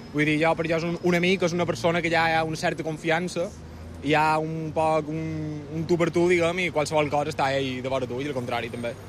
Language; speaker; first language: Catalan; native; Catalan